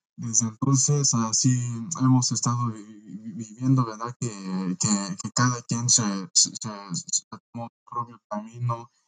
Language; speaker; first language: Spanish; early bilingual, heritage; Spanish